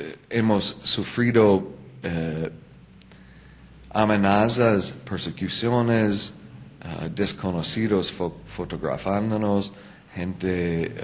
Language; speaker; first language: Spanish; non-native, fluent; English